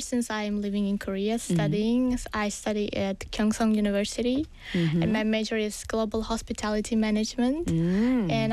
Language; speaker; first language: English; non-native, fluent; Uzbek